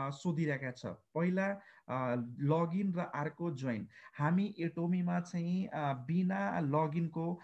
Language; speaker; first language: Nepali; non-native, local second language; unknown